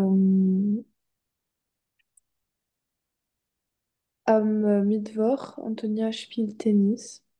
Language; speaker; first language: German; non-native, learner; French